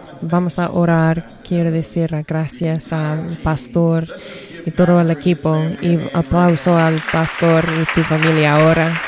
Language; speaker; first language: Spanish; non-native, learner; English